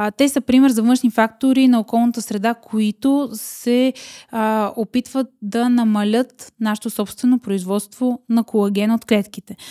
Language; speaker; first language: Bulgarian; native; Bulgarian